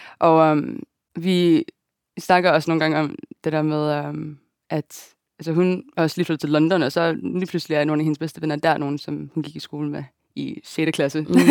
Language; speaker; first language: Danish; early bilingual, other home language; Japanese